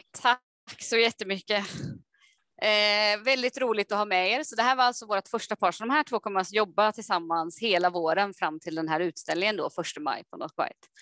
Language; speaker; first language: Swedish; native; Swedish